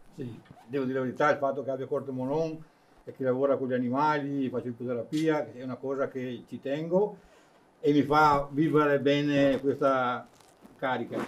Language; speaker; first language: Italian; native; Italian